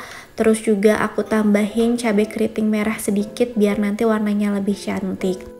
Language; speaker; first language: Indonesian; native; Indonesian